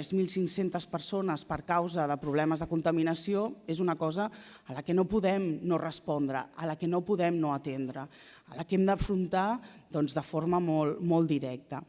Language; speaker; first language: Catalan; native; Catalan